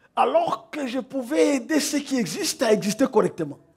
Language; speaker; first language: French; non-native, local second language; Kinyarwanda